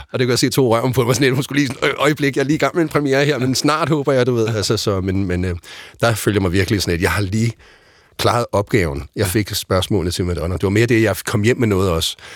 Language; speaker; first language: Danish; native; Danish